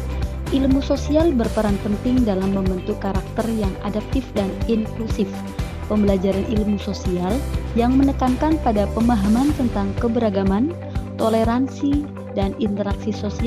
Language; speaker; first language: Indonesian; native; Indonesian